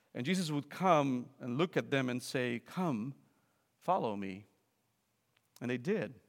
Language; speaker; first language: English; non-native, fluent; Portuguese